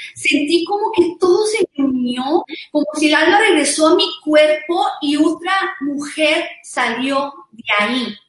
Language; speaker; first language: Spanish; early bilingual, heritage; Spanish